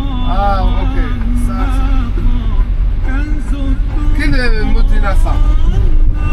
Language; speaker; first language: French; non-native, learner; Arabic